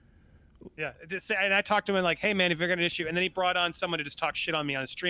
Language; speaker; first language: English; native; English